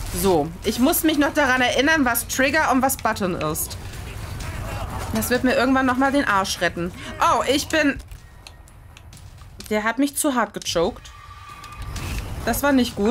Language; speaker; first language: German; native; German